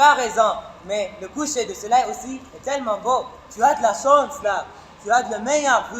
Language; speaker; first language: French; non-native, learner; Arabic